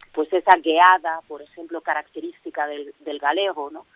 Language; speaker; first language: Spanish; native; Spanish